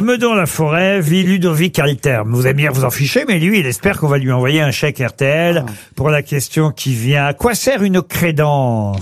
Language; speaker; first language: French; native; French